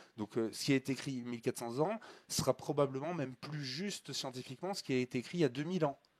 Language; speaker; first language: French; native; French